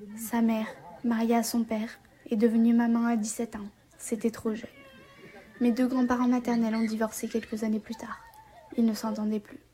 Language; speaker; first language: French; native; French